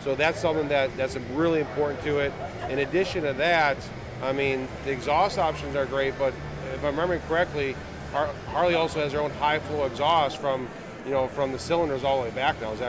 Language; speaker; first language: English; native; English